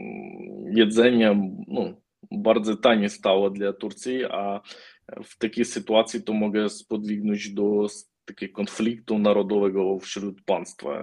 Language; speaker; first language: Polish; non-native, learner; Ukrainian